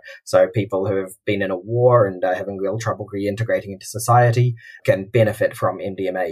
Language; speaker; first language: English; native; English